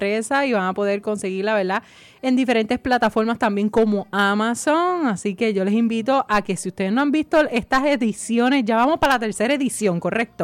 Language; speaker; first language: Spanish; native; Spanish